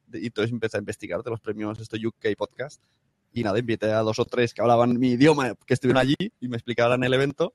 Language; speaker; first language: Spanish; native; Spanish